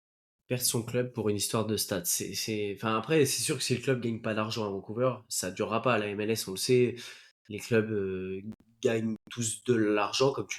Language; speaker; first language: French; native; French